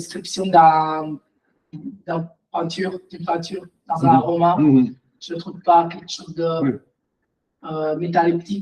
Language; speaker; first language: French; non-native, fluent; Italian